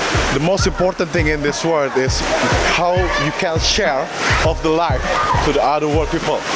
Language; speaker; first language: English; non-native, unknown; Indonesian